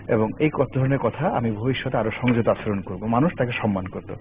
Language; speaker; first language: Bangla; native; Bangla